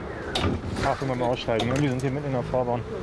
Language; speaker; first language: German; native; German